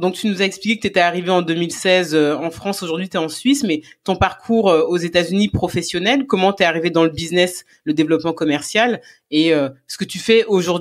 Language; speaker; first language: French; native; French